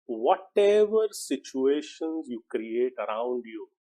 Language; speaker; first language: English; non-native, local second language; Punjabi